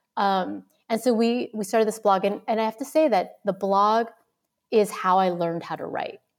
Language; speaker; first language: English; early bilingual, other home language; Vietnamese